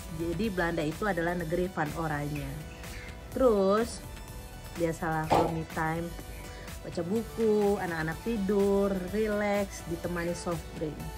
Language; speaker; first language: Indonesian; native; Indonesian